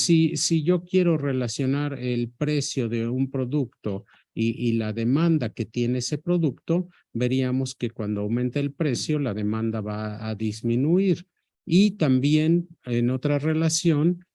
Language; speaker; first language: Spanish; native; Spanish